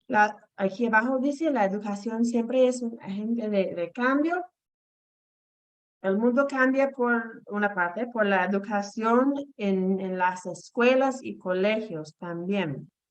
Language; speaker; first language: Spanish; non-native, fluent; English